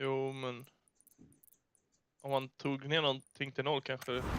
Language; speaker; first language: Swedish; native; Swedish